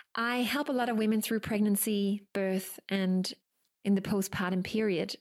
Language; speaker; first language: English; non-native, fluent; Danish